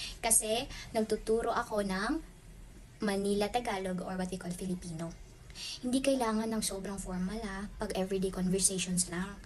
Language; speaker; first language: Filipino; non-native, local second language; Waray